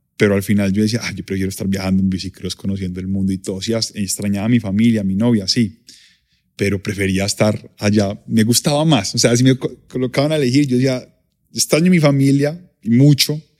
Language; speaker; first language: Spanish; native; Spanish